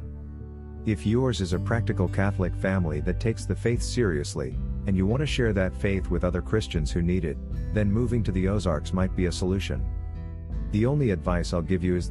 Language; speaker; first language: English; native; English